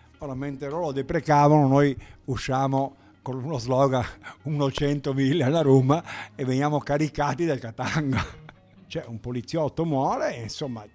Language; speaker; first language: Italian; native; Italian